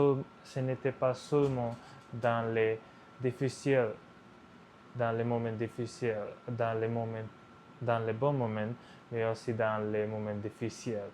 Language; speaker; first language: French; non-native, learner; Punjabi